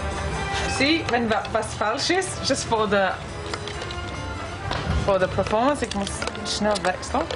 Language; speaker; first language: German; non-native, learner; English